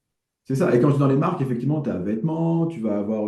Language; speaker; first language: French; native; French